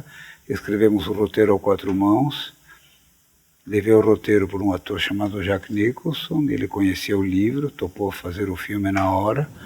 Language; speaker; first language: Portuguese; non-native, fluent; Spanish